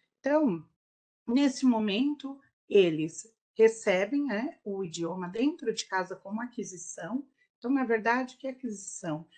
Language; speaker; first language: Portuguese; native; Portuguese